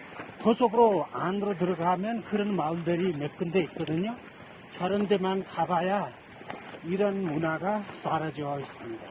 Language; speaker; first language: Korean; non-native, fluent; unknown